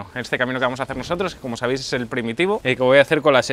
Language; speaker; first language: Spanish; native; Spanish